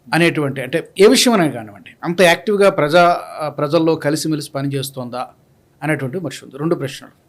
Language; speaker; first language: Telugu; native; Telugu